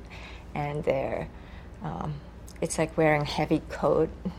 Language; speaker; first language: English; non-native, fluent; Japanese